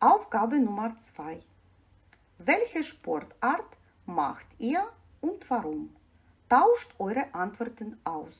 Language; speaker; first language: German; non-native, fluent; Ukrainian